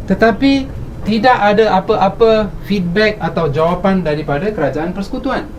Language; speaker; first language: Malay; non-native, local second language; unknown